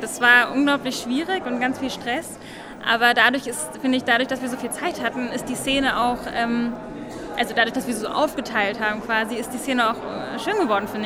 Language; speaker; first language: German; native; German